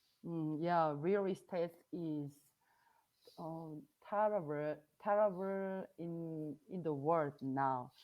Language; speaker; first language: English; non-native, learner; Korean